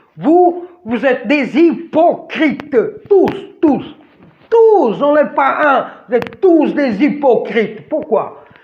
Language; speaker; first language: French; non-native, fluent; Portuguese